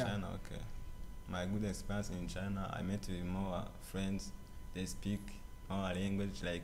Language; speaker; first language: English; non-native, learner; Kinyarwanda